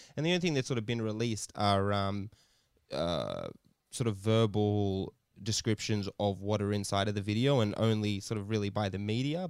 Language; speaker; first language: English; native; English